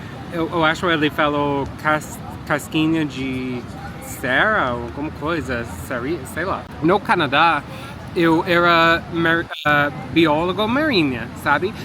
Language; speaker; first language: Portuguese; non-native, fluent; English